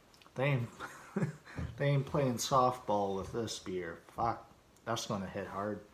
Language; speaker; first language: English; native; English